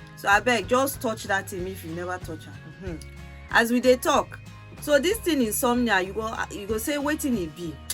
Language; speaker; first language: Nigerian Pidgin; non-native, local second language; Yoruba